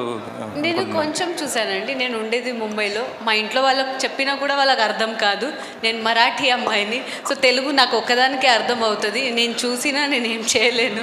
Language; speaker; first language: Telugu; non-native, fluent; Marathi